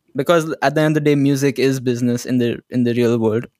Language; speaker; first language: English; non-native, local second language; Hindi